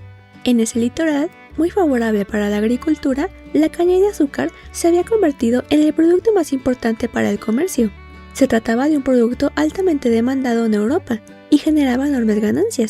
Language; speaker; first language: Spanish; native; Spanish